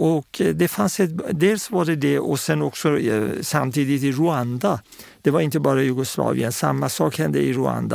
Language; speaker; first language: Swedish; non-native, fluent; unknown